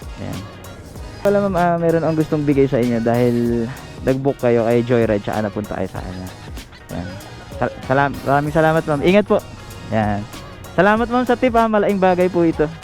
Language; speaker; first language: Filipino; native; Filipino